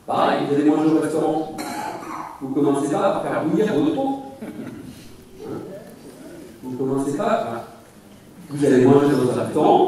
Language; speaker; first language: French; native; French